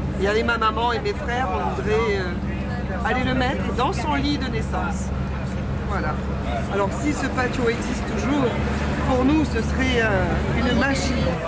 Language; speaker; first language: French; native; French